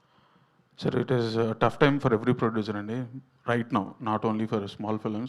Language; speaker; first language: Telugu; native; Telugu